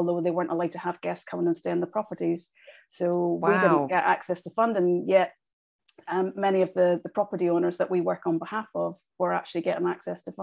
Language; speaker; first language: English; native; English